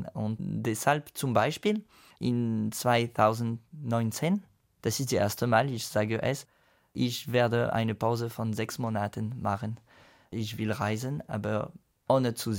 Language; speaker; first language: German; non-native, fluent; French